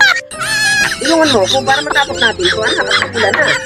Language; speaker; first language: Filipino; non-native, local second language; Waray